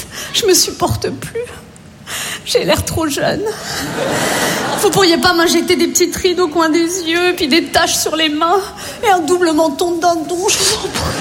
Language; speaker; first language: French; native; French